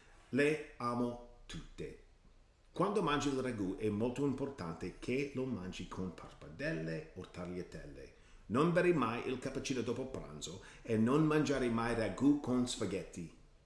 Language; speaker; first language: Italian; non-native, learner; English